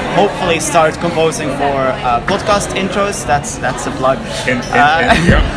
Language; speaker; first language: English; non-native, fluent; Dutch